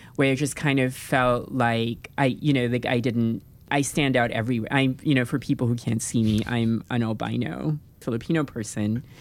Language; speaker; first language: English; non-native, local second language; Filipino